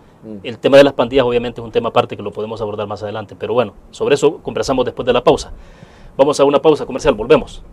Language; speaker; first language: Spanish; native; Spanish